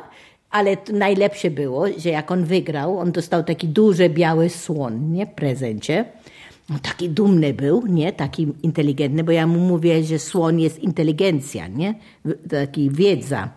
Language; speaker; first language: Polish; non-native, fluent; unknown